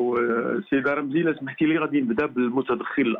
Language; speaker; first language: Arabic; native; Arabic